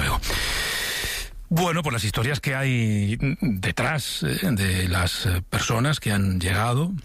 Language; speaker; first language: Spanish; native; Spanish